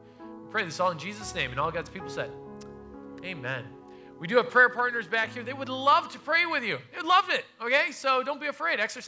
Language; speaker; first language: English; native; English